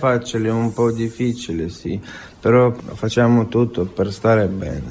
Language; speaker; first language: Italian; non-native, learner; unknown